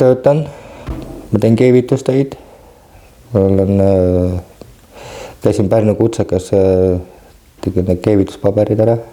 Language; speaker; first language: Estonian; native; Estonian